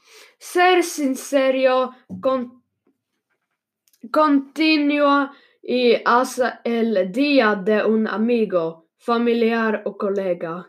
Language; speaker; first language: Spanish; non-native, learner; Swedish